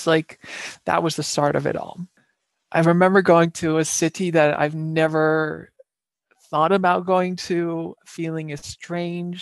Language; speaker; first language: English; non-native, fluent; Dutch